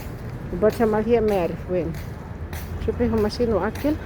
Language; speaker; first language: Arabic; non-native, learner; Filipino